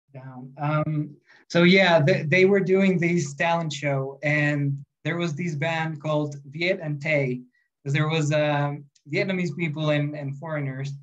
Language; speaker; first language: English; non-native, fluent; Spanish